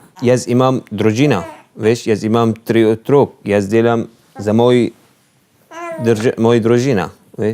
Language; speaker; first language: Slovenian; non-native, learner; Arabic